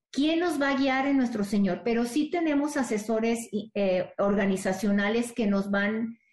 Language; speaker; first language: Spanish; native; Spanish